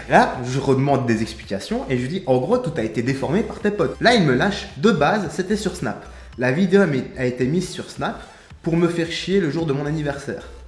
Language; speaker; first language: French; native; French